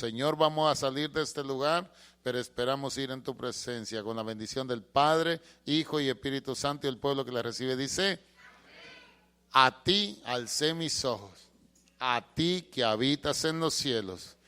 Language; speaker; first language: Spanish; native; Spanish